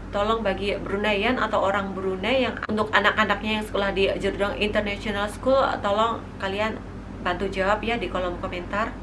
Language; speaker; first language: Indonesian; native; Indonesian